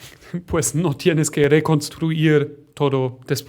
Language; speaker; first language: Spanish; non-native, fluent; German